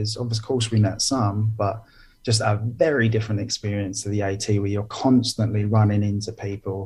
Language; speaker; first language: English; native; English